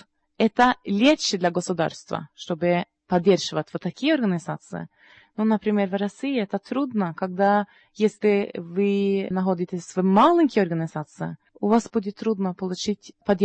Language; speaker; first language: Russian; non-native, learner; Norwegian